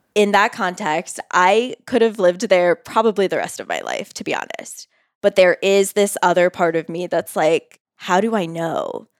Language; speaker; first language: English; native; English